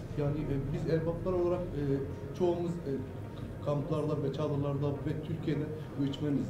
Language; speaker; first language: Turkish; non-native, fluent; Arabic